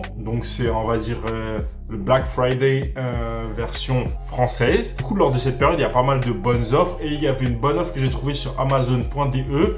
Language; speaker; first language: French; native; French